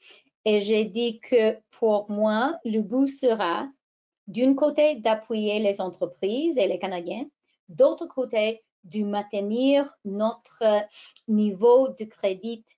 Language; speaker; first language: French; non-native, fluent; English